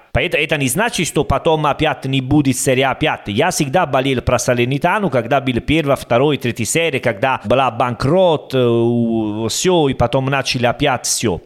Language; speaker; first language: Russian; non-native, learner; Italian